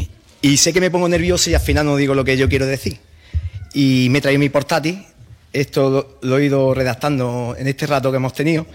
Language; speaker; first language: Spanish; native; Spanish